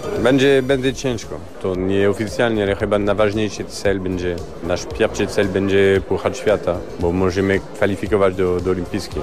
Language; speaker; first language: Polish; non-native, learner; French